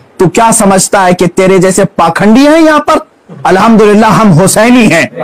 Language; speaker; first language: Hindi; native; Hindi